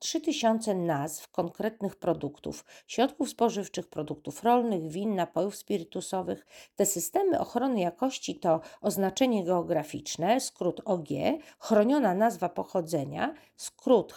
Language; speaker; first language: Polish; native; Polish